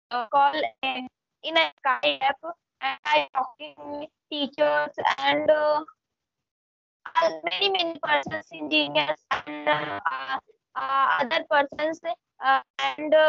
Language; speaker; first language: English; non-native, learner; Hindi